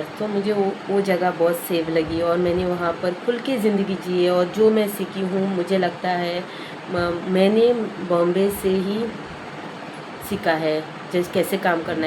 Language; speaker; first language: Hindi; non-native, local second language; Konkani